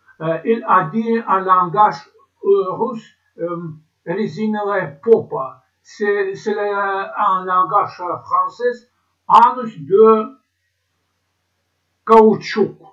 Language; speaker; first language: French; non-native, learner; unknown